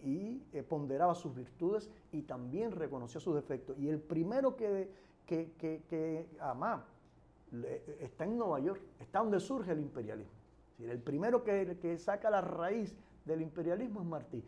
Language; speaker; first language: Spanish; native; Spanish